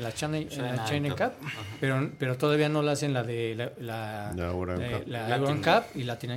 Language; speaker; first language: Spanish; native; Spanish